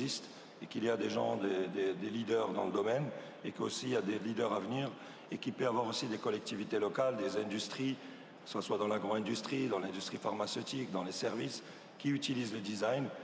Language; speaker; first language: French; non-native, local second language; Arabic